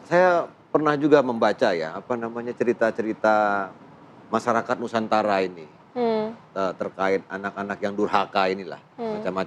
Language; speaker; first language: Indonesian; native; Indonesian